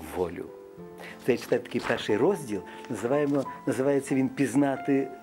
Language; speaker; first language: Ukrainian; non-native, local second language; Russian